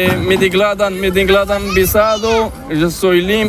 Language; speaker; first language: Spanish; non-native, learner; Arabic